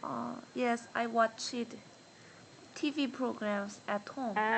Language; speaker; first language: English; non-native, learner; Korean